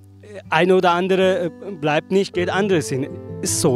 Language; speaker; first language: German; non-native, learner; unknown